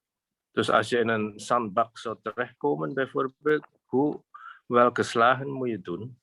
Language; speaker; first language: Dutch; non-native, fluent; Indonesian